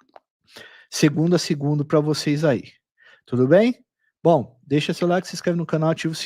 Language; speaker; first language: Portuguese; native; Portuguese